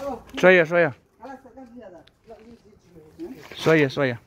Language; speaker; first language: Arabic; non-native, learner; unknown